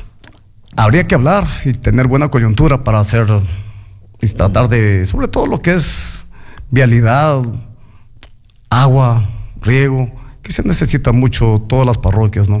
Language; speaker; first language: Spanish; native; Spanish